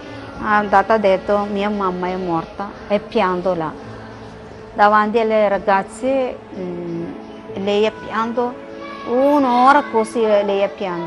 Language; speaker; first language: Italian; non-native, learner; Malayalam